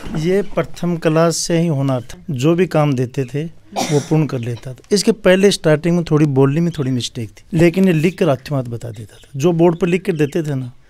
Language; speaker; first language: Hindi; native; Hindi